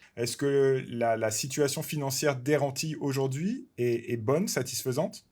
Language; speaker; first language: French; native; French